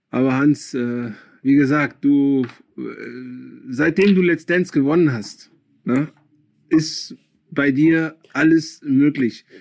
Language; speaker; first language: German; early bilingual, other home language; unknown